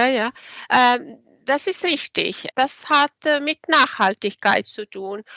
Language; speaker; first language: German; non-native, fluent; Swedish